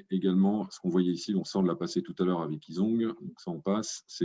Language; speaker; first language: French; native; French